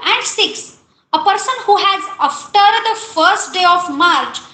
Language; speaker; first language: English; non-native, local second language; Marathi